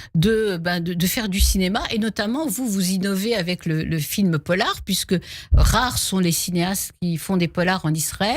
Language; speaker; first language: French; native; French